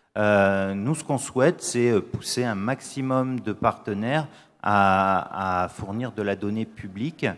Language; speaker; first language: French; native; French